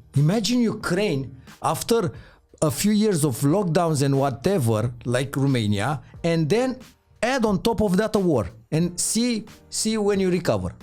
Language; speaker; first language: English; non-native, fluent; Romanian